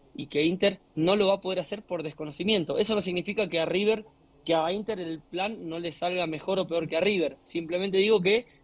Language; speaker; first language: Spanish; native; Spanish